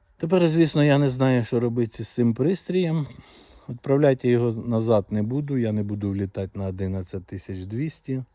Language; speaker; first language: Ukrainian; native; Ukrainian